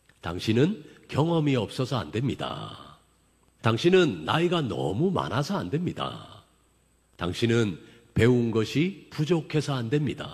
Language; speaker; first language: Korean; native; Korean